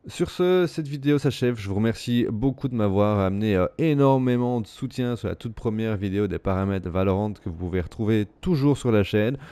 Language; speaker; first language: French; native; French